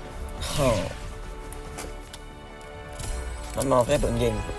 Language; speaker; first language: French; native; French